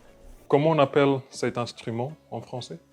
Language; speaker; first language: French; non-native, fluent; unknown